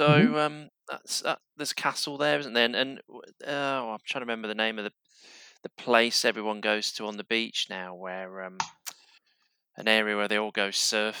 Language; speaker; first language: English; native; English